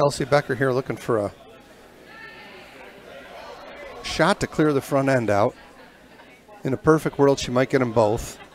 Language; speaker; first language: English; native; English